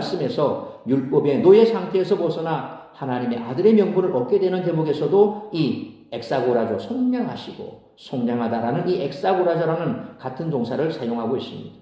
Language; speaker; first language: Korean; native; Korean